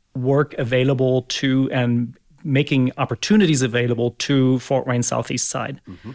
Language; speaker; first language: English; non-native, fluent; German